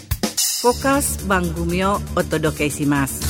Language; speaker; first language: Japanese; non-native, fluent; Indonesian